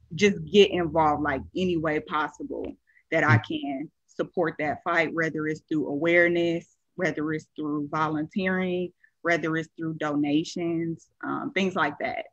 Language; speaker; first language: English; native; English